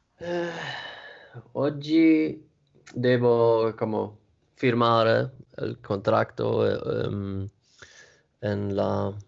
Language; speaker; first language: Italian; non-native, learner; Swedish